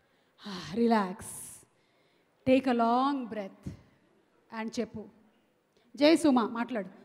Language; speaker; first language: Telugu; native; Telugu